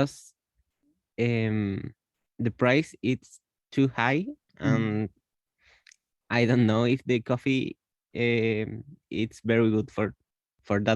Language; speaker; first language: English; non-native, learner; Spanish